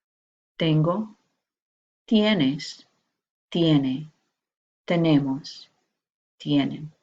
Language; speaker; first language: Spanish; non-native, fluent; English